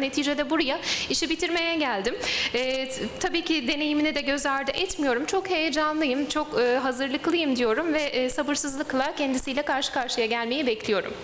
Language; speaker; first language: Turkish; native; Turkish